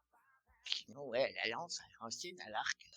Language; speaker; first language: French; native; French